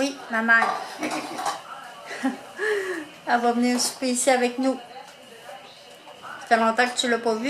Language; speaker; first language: French; native; French